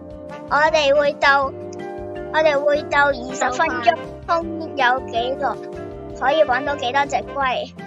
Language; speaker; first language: Chinese; early bilingual, heritage; Cantonese